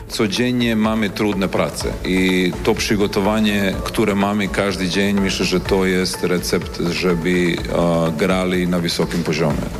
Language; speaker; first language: Polish; non-native, learner; Serbian